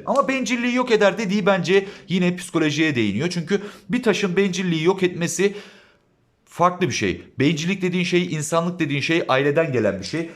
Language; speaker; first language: Turkish; native; Turkish